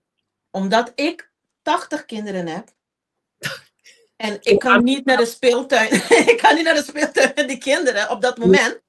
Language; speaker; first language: Dutch; non-native, local second language; Papiamento